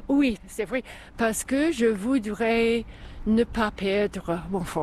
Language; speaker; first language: French; non-native, fluent; English